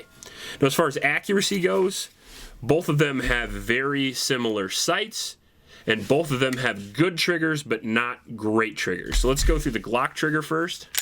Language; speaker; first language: English; native; English